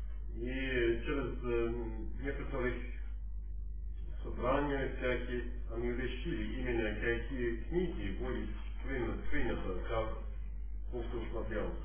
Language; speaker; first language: Russian; non-native, fluent; English